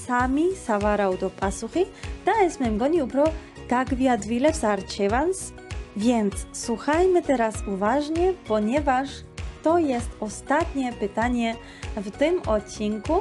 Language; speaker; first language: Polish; non-native, fluent; Georgian